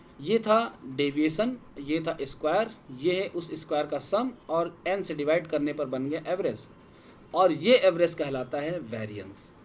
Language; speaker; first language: Hindi; native; Hindi